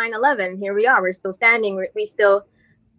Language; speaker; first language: English; non-native, local second language; Filipino